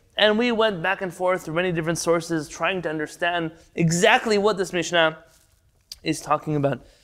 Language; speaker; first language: English; native; English